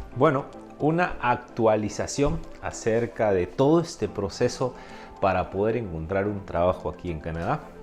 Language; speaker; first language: Spanish; native; Spanish